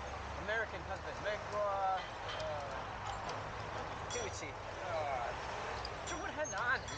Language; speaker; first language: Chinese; non-native, learner; English